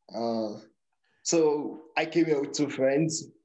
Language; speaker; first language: English; non-native, local second language; Yoruba